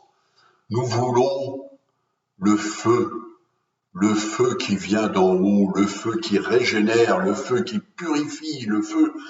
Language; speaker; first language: French; native; French